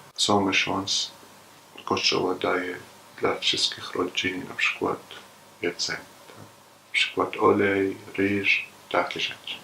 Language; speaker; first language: Polish; non-native, fluent; Arabic